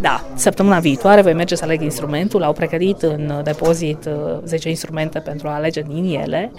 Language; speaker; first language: Romanian; native; Romanian